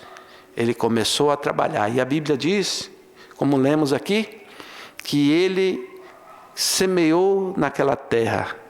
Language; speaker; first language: Portuguese; native; Portuguese